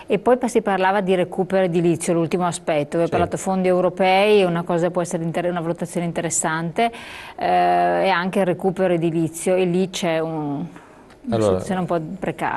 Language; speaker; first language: Italian; native; Italian